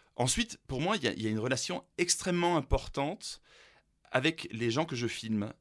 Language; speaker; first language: French; early bilingual, other home language; German